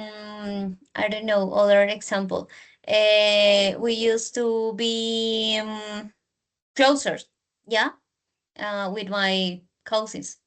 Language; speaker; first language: English; non-native, learner; Spanish